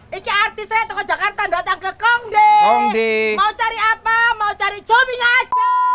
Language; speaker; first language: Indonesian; non-native, local second language; Javanese